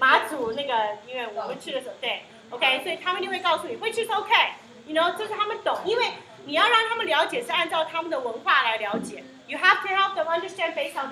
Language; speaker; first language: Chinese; early bilingual, heritage; Chinese